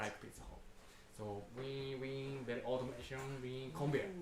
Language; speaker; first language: English; non-native, learner; Japanese